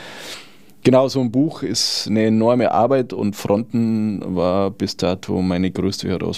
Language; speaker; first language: German; native; German